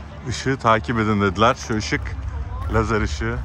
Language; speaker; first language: Turkish; native; Turkish